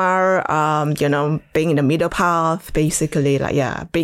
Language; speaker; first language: English; non-native, local second language; Chinese